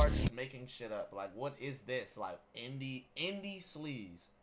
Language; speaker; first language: English; native; English